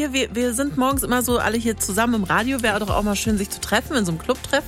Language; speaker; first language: German; native; German